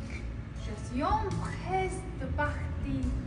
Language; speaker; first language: French; non-native, learner; Chinese